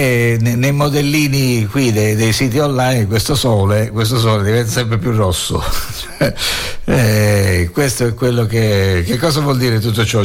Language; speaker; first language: Italian; native; Italian